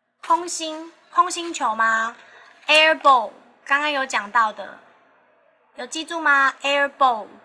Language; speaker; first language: Chinese; early bilingual, heritage; Chinese